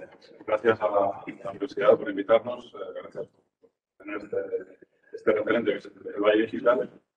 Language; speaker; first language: Spanish; native; Spanish